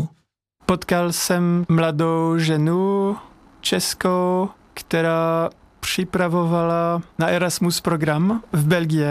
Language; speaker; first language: Czech; non-native, learner; French